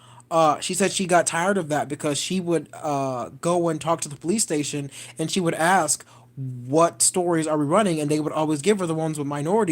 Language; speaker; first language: English; native; English